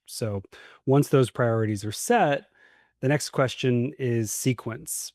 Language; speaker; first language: English; native; English